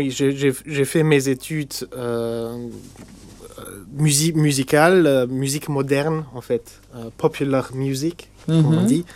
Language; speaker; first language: French; non-native, local second language; Luxembourgish